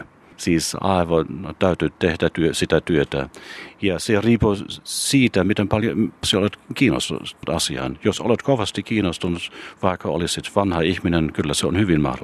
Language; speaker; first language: Finnish; non-native, fluent; German